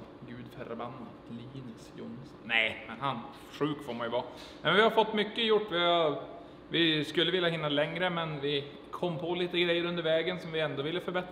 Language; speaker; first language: Swedish; native; Swedish